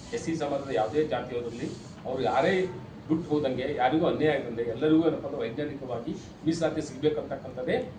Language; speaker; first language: Kannada; native; Kannada